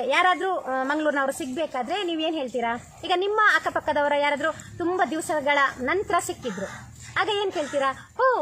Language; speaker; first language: Kannada; non-native, local second language; Tulu